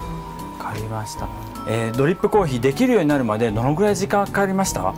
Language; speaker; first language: Japanese; native; Japanese